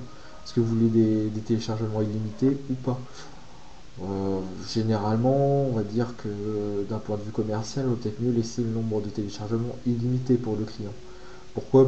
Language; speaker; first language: French; native; French